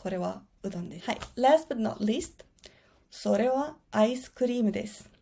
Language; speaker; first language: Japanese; non-native, fluent; Spanish